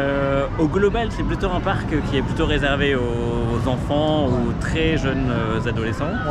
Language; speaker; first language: French; native; French